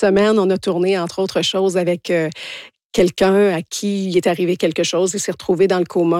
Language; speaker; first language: French; native; French